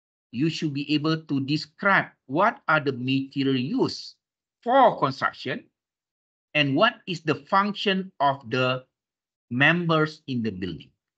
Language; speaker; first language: English; non-native, local second language; Malay